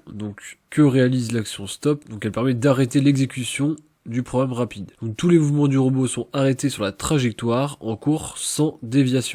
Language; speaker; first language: French; native; French